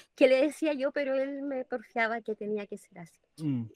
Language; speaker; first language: Spanish; native; Spanish